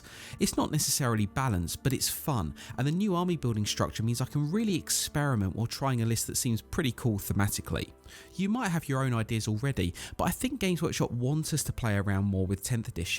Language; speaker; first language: English; native; English